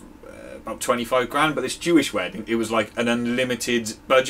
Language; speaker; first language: English; native; English